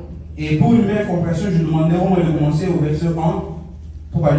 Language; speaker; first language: French; non-native, local second language; Lingala